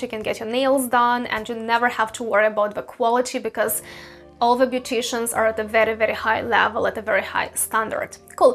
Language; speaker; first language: English; non-native, fluent; Russian